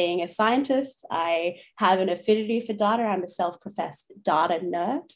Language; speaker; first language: English; native; English